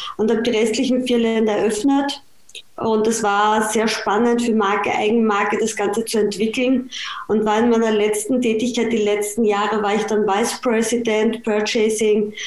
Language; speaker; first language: German; native; German